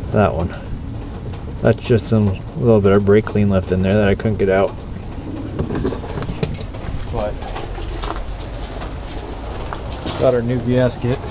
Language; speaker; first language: English; native; English